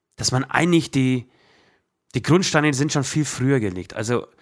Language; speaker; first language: German; non-native, fluent; Polish